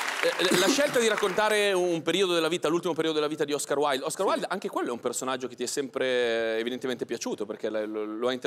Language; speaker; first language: Italian; native; Italian